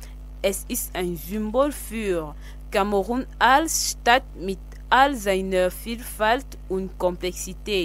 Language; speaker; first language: German; non-native, fluent; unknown